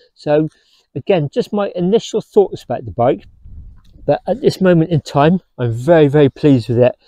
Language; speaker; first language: English; native; English